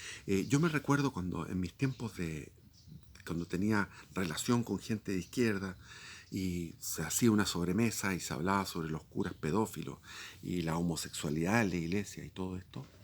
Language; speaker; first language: Spanish; native; Spanish